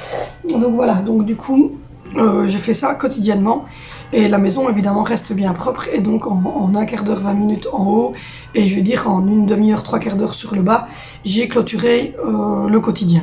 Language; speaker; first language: French; native; French